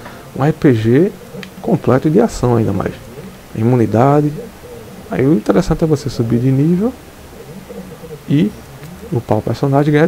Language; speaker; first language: Portuguese; native; Portuguese